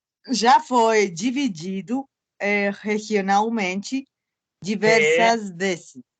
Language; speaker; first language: Portuguese; non-native, fluent; Spanish